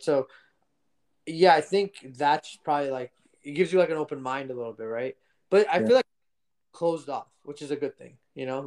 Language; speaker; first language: English; early bilingual, other home language; Gujarati